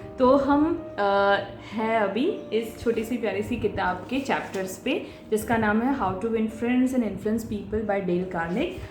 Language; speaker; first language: Hindi; non-native, local second language; Gujarati